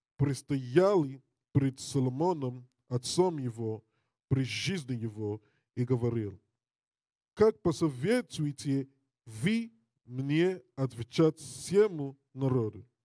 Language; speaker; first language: Russian; non-native, learner; English